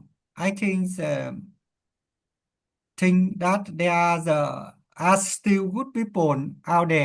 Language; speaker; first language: English; non-native, learner; Vietnamese